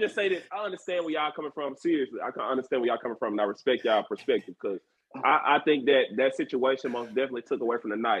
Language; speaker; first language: English; native; English